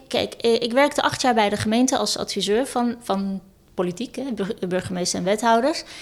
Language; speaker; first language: Dutch; early bilingual, other home language; Turkish